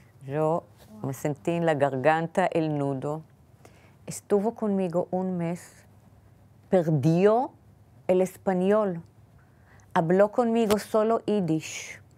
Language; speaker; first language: Spanish; non-native, fluent; Hebrew